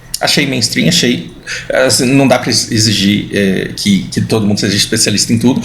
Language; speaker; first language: Portuguese; native; Portuguese